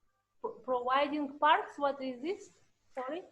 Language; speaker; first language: English; non-native, learner; Russian